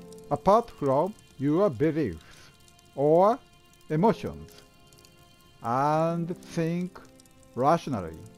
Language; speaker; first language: English; non-native, learner; Japanese